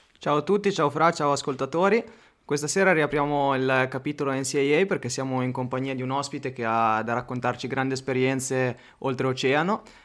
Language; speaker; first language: Italian; native; Italian